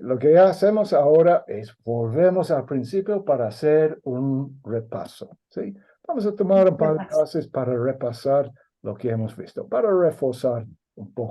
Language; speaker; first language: Spanish; non-native, fluent; English